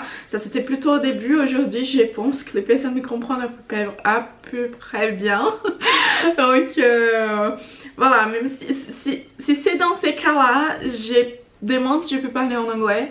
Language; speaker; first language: French; non-native, fluent; Portuguese